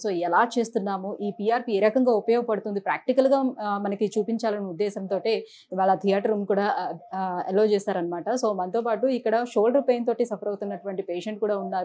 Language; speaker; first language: Telugu; native; Telugu